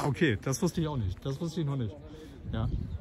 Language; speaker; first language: German; native; German